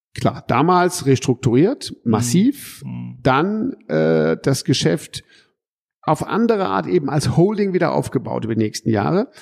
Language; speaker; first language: German; early bilingual, heritage; German